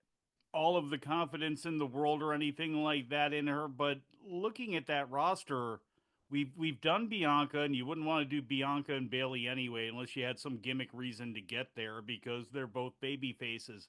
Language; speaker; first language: English; native; English